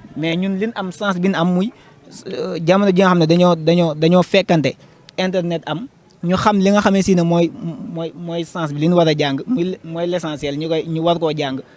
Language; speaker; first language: Wolof; non-native, local second language; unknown